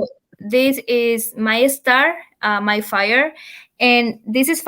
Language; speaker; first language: English; non-native, learner; Spanish